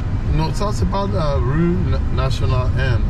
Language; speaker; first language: French; non-native, fluent; English